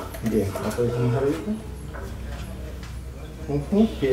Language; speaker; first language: Spanish; native; Spanish